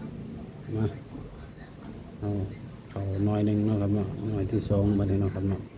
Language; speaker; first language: Thai; non-native, local second language; Lao